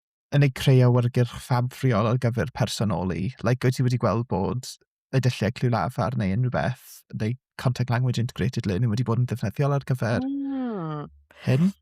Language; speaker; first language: Welsh; native; Welsh